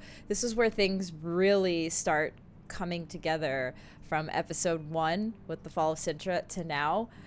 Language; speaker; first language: English; native; English